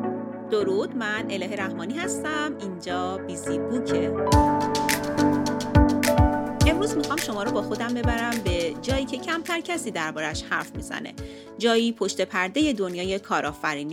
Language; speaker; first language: Persian; native; Persian